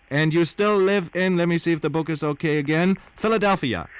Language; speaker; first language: English; non-native, fluent; German